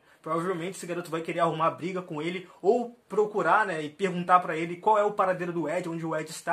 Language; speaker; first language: Portuguese; native; Portuguese